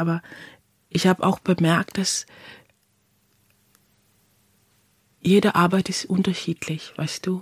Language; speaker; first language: German; non-native, fluent; English